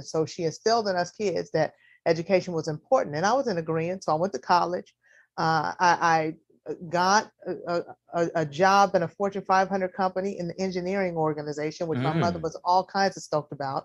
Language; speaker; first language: English; native; English